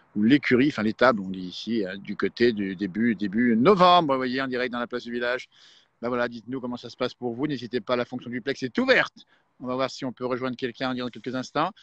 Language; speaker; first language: French; native; French